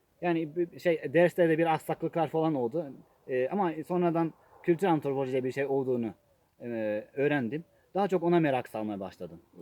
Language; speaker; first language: Turkish; non-native, fluent; Japanese